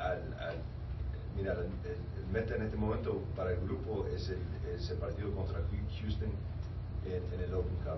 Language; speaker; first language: Spanish; early bilingual, heritage; Spanish